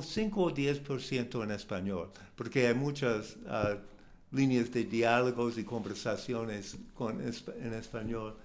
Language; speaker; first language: Spanish; non-native, learner; English